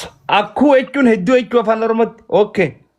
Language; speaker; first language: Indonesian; non-native, learner; Oromo